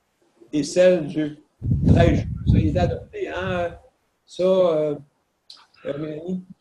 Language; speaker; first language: French; native; French